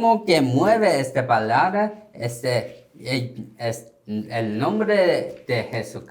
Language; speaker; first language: Spanish; non-native, learner; Korean